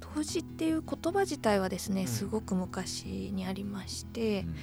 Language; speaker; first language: Japanese; native; Japanese